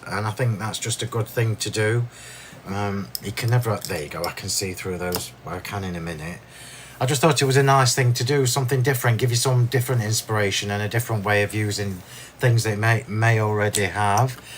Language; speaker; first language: English; native; English